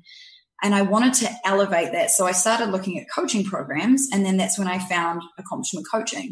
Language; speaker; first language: English; native; English